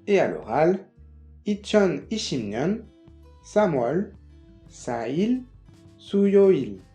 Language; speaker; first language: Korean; non-native, fluent; French